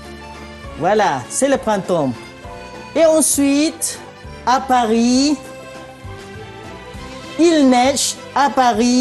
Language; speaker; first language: French; non-native, fluent; Malay